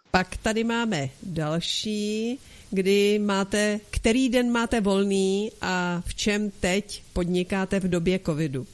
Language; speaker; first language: Czech; native; Czech